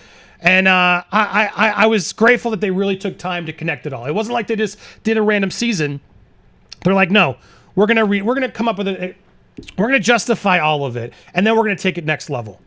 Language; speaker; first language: English; native; English